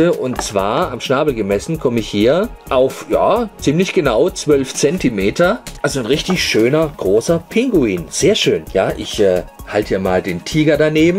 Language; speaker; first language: German; native; German